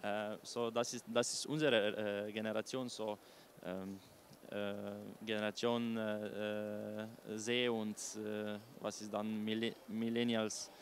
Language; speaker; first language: German; non-native, learner; Slovenian